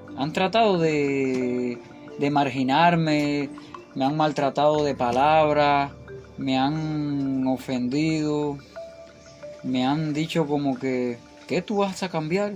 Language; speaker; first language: Spanish; native; Spanish